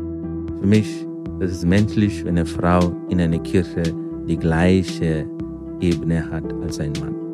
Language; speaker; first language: German; non-native, fluent; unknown